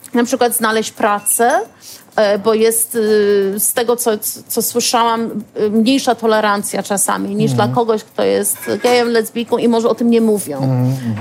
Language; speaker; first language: Polish; early bilingual, heritage; Polish